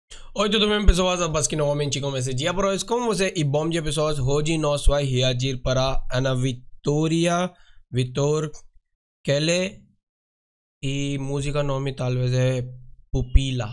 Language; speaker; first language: Portuguese; non-native, learner; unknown